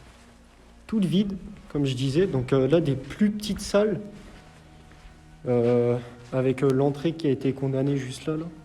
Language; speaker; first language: French; native; French